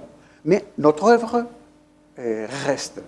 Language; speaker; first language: French; non-native, fluent; Spanish